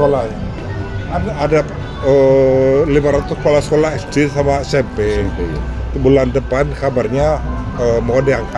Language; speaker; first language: Indonesian; native; Indonesian